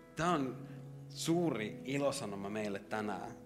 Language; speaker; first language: Finnish; native; Finnish